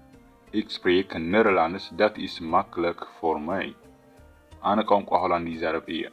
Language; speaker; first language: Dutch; non-native, fluent; Tigrinya